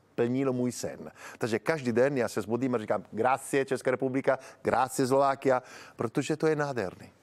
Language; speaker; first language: Czech; non-native, learner; Italian